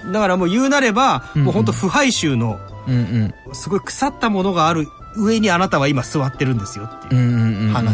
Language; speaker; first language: Japanese; native; Japanese